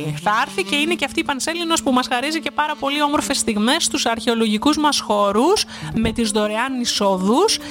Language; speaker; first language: Greek; native; Greek